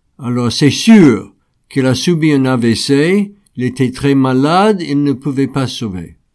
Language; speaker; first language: French; non-native, fluent; English